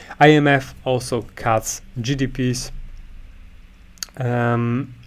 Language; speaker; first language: English; non-native, fluent; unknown